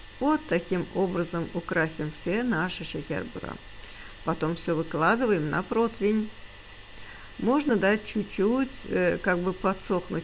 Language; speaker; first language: Russian; non-native, local second language; Azerbaijani